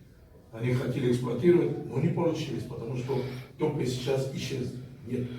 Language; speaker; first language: Russian; non-native, fluent; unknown